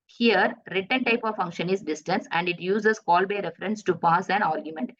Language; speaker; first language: English; non-native, local second language; Tamil